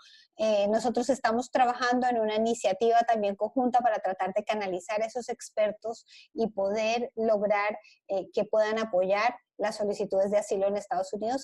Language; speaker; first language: Spanish; native; Spanish